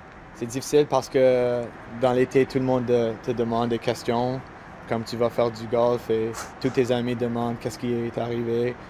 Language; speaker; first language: French; non-native, local second language; English